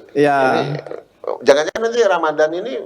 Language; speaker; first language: Indonesian; native; Indonesian